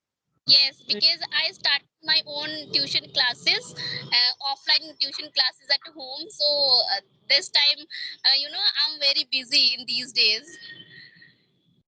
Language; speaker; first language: English; non-native, learner; Hindi